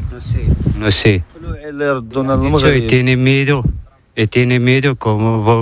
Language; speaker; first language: Spanish; non-native, learner; Arabic